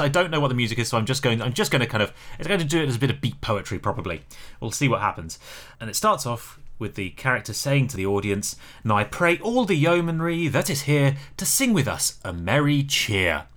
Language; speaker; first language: English; native; English